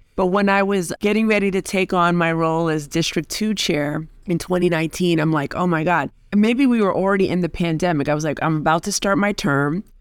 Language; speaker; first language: English; native; English